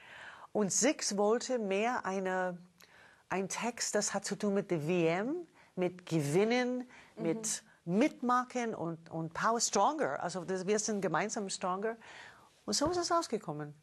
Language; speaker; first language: German; non-native, fluent; English